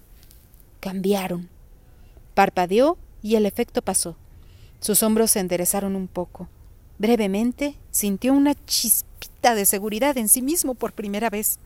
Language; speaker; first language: Spanish; native; Spanish